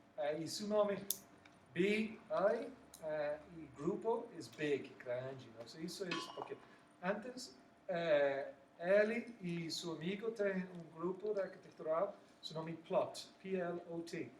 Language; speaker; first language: Portuguese; non-native, learner; English